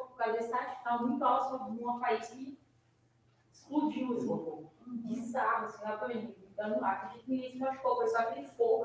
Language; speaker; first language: Portuguese; native; Portuguese